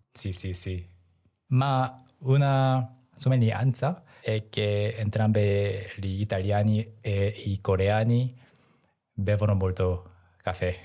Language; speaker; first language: Italian; non-native, learner; Korean